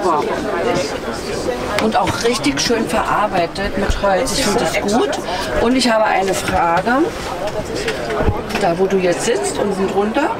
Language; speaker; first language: German; native; German